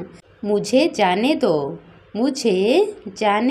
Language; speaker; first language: Hindi; non-native, local second language; Odia